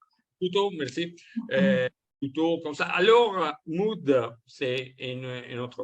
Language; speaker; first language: French; non-native, learner; Italian